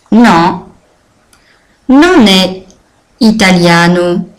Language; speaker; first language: Italian; non-native, fluent; French